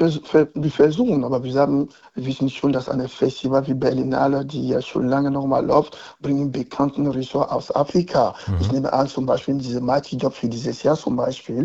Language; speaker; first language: German; non-native, learner; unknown